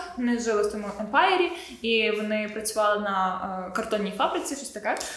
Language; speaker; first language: Ukrainian; non-native, local second language; Russian